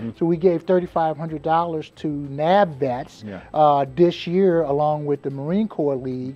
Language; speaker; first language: English; native; English